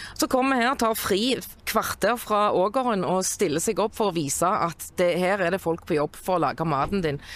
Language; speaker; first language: Norwegian; native; Norwegian